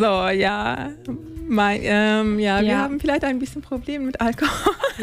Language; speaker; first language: German; non-native, learner; Turkish